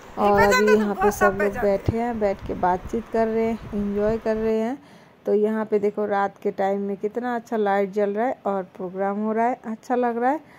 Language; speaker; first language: Hindi; non-native, local second language; Bangla